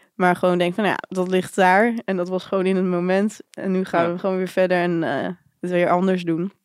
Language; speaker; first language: Dutch; native; Dutch